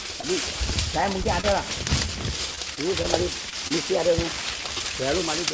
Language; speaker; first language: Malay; non-native, local second language; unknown